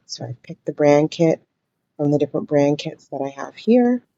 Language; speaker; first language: English; native; English